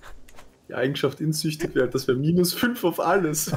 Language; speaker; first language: German; native; German